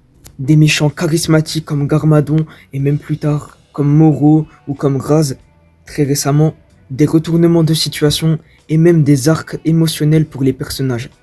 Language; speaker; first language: French; native; French